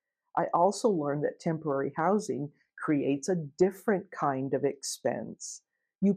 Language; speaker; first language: English; native; English